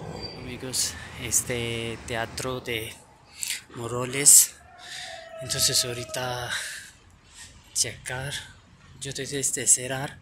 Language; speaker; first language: Spanish; non-native, learner; Urdu